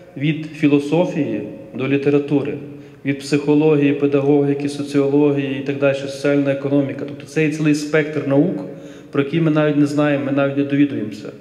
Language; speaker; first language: Ukrainian; native; Ukrainian